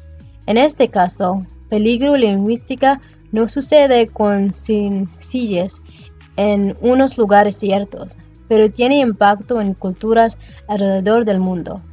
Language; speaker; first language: Spanish; non-native, learner; English